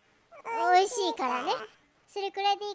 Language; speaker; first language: Japanese; native; Japanese